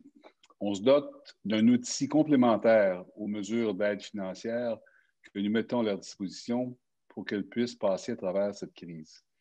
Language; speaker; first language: French; native; French